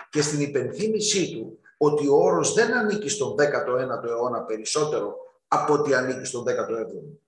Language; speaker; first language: Greek; native; Greek